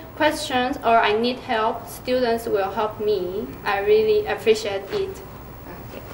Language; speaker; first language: English; non-native, learner; Chinese